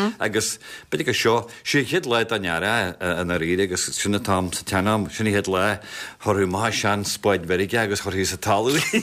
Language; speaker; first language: Irish; native; Irish